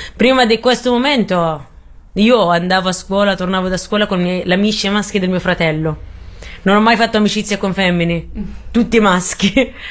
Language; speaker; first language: Italian; non-native, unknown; Arabic